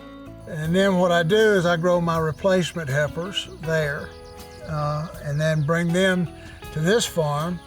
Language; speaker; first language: English; native; English